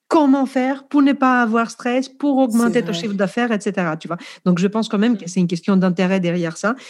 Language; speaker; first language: French; non-native, fluent; Greek